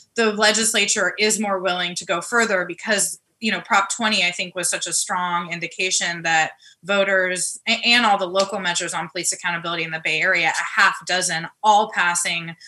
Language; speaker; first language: English; native; English